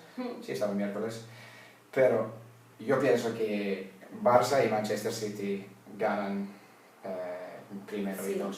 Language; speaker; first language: Spanish; non-native, learner; English